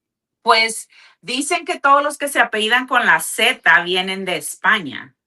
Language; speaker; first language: Spanish; early bilingual, heritage; Spanish